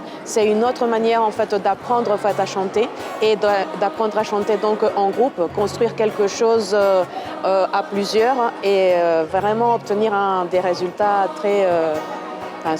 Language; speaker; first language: French; non-native, fluent; Spanish